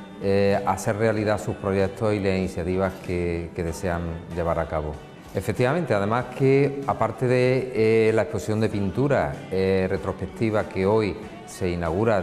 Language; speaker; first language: Spanish; native; Spanish